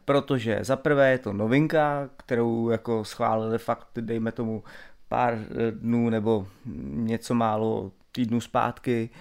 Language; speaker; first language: Czech; native; Czech